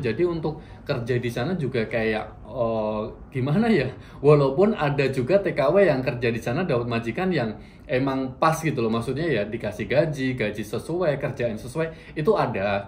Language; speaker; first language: Indonesian; native; Indonesian